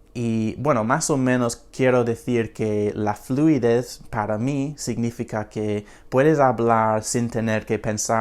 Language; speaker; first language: Spanish; non-native, fluent; English